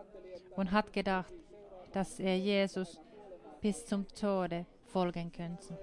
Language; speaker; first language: German; non-native, fluent; Finnish